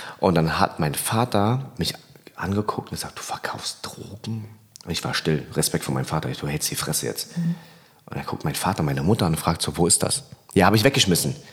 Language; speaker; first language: German; early bilingual, other home language; Vietnamese